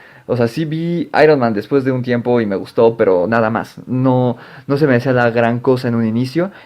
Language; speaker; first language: Spanish; native; Spanish